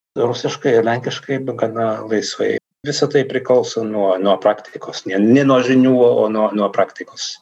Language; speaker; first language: Lithuanian; non-native, fluent; Dutch